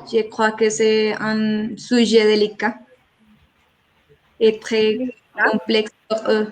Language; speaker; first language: French; non-native, learner; Spanish